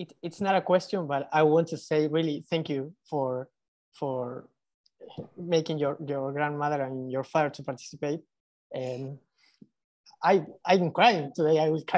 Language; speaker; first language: English; non-native, fluent; Spanish